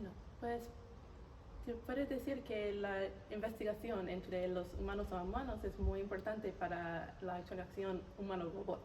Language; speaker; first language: Spanish; non-native, learner; English